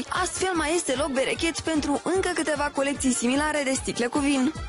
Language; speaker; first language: Romanian; native; Romanian